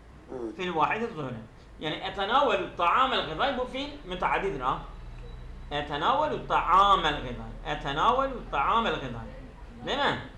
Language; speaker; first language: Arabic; non-native, fluent; Turkish